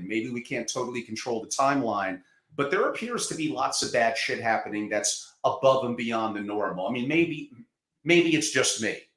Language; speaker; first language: English; native; English